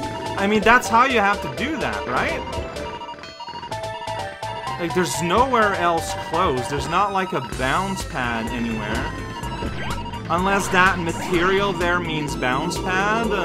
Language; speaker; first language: English; native; English